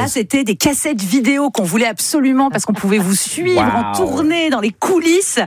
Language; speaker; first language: French; native; French